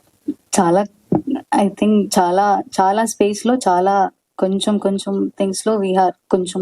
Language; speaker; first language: Telugu; non-native, learner; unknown